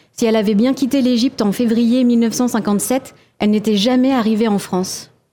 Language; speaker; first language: French; native; French